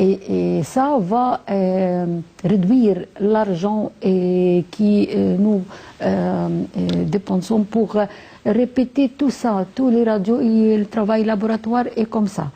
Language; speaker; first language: French; non-native, fluent; Arabic